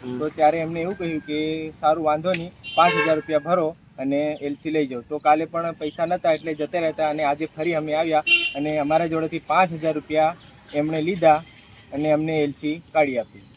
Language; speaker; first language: Gujarati; non-native, local second language; Bhili